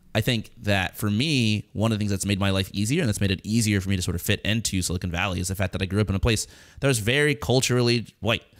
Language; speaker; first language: English; native; English